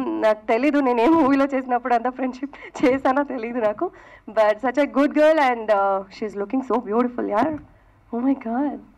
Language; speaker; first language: Telugu; non-native, fluent; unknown